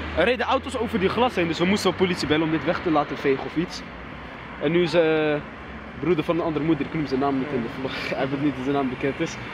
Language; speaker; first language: Dutch; early bilingual, other home language; Riffian